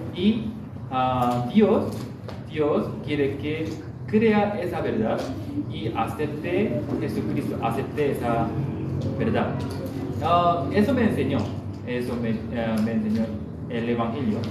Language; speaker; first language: Spanish; non-native, fluent; Korean